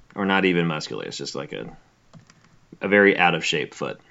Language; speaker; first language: English; native; English